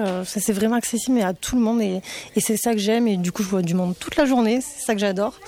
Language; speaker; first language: French; native; French